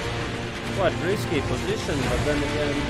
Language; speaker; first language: English; non-native, fluent; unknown